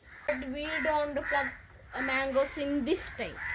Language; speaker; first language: English; non-native, learner; Malayalam